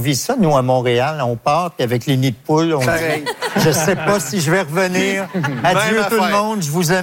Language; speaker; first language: French; native; French